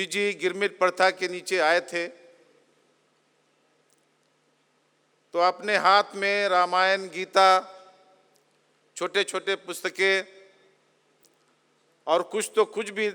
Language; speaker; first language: Hindi; native; Hindi